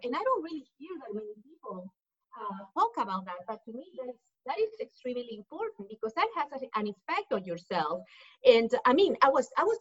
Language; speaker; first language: English; non-native, fluent; Spanish